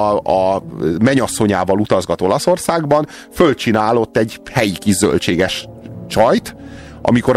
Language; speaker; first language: Hungarian; native; Hungarian